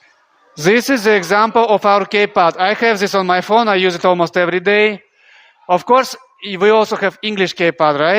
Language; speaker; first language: English; non-native, fluent; Russian